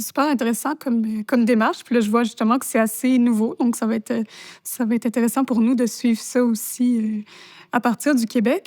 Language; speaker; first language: French; native; French